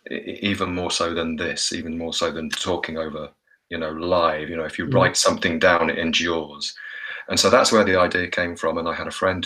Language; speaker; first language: English; native; English